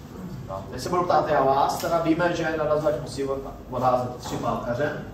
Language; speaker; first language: Czech; native; Czech